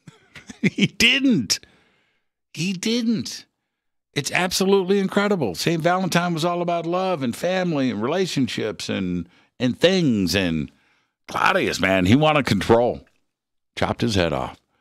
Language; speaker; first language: English; native; English